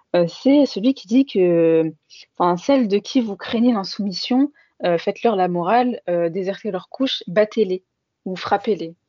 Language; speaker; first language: French; native; French